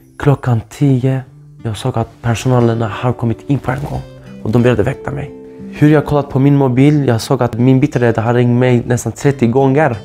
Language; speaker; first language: Swedish; non-native, fluent; Kurdish